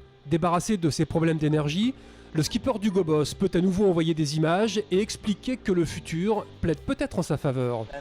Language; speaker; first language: French; native; French